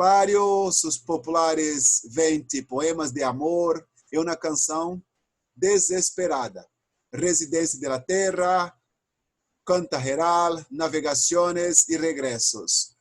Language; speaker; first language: Spanish; non-native, fluent; Portuguese